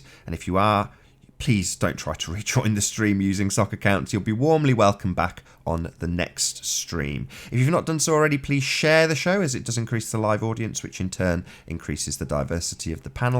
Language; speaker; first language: English; native; English